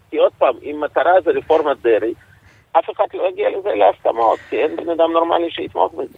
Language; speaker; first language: Hebrew; non-native, fluent; Russian